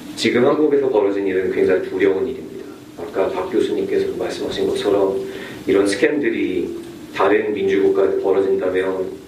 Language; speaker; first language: Korean; native; Korean